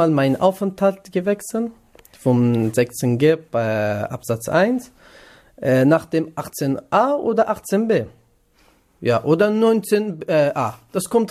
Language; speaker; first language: German; non-native, learner; Kurdish